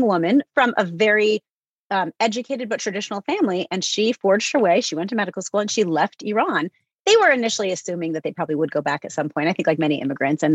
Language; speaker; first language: English; native; English